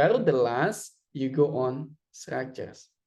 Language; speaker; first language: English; non-native, fluent; Indonesian